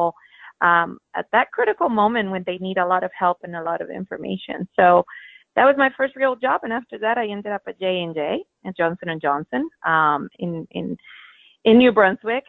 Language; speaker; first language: English; non-native, fluent; Spanish